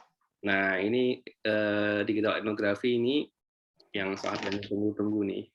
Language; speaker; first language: Indonesian; native; Indonesian